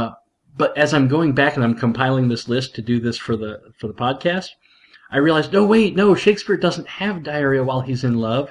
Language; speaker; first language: English; native; English